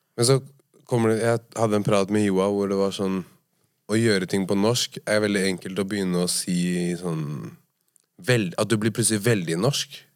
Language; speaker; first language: Norwegian; early bilingual, other home language; Arabic